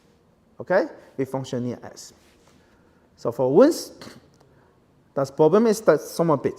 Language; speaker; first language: German; non-native, learner; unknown